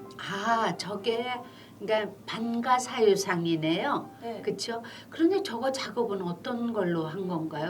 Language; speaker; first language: Korean; native; Korean